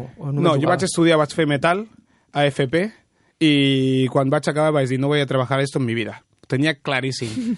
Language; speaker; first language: Catalan; early bilingual, other home language; Spanish